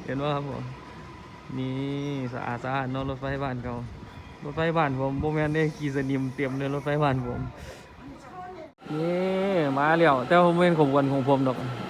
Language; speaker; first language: Thai; native; Thai